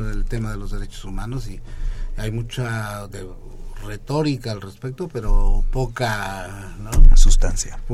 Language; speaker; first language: Spanish; native; Spanish